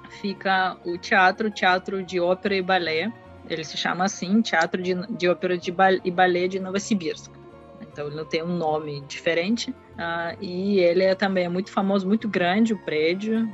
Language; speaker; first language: Portuguese; non-native, fluent; Russian